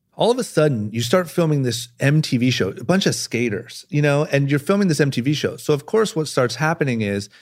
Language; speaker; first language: English; native; English